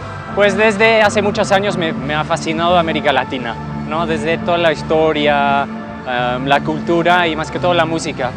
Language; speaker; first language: Spanish; non-native, fluent; English